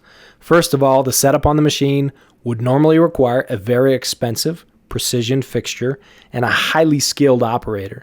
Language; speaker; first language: English; native; English